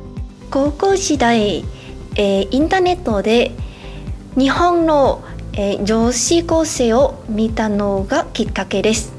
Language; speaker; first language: Japanese; non-native, learner; Vietnamese